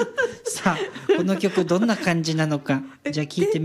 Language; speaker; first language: Japanese; native; Japanese